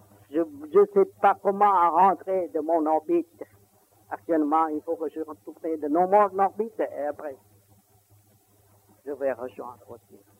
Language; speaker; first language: French; non-native, learner; Vietnamese